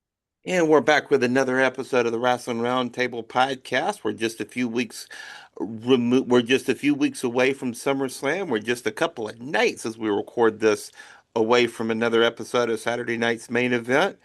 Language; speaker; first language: English; native; English